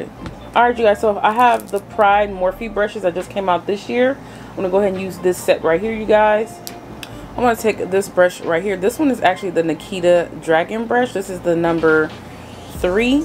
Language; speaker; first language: English; native; English